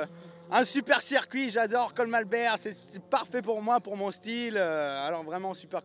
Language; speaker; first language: French; native; French